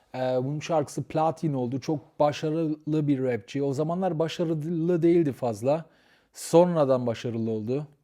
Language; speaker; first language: Turkish; early bilingual, heritage; Turkish